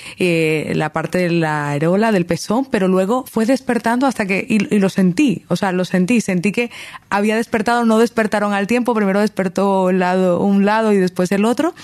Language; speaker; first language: Spanish; native; Spanish